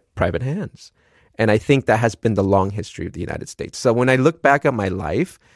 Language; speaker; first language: English; early bilingual, other home language; Spanish